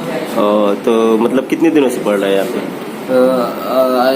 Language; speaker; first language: Hindi; native; Hindi